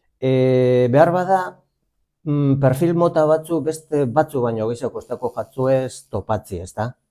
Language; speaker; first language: Basque; native; Basque